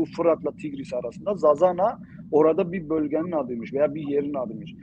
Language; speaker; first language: Turkish; non-native, local second language; Zaza